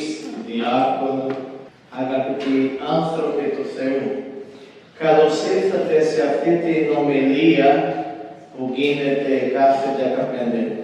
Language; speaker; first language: Greek; non-native, fluent; Portuguese